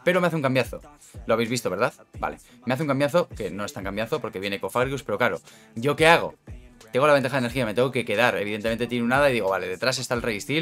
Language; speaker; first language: Spanish; native; Spanish